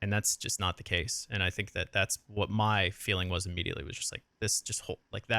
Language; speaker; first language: English; native; English